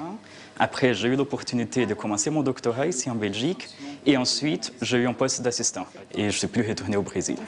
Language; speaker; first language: French; non-native, fluent; Portuguese